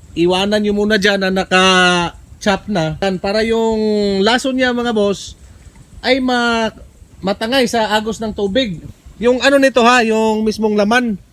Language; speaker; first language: Filipino; non-native, local second language; Cebuano